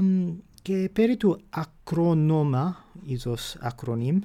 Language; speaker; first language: Greek; non-native, fluent; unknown